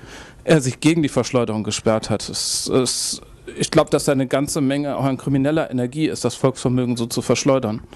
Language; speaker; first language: German; native; German